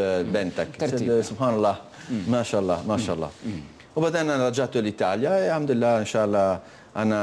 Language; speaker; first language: Arabic; non-native, learner; Italian